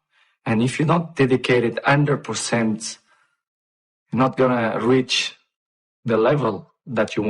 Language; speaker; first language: English; non-native, fluent; Portuguese